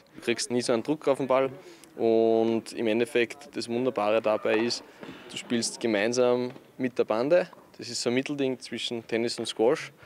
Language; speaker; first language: German; native; German